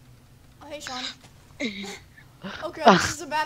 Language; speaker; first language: English; native; English